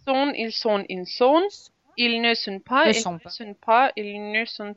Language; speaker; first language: French; non-native, learner; Russian